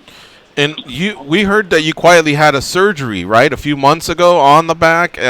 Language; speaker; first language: English; native; English